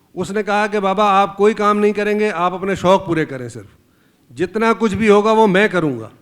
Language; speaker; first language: Urdu; native; Urdu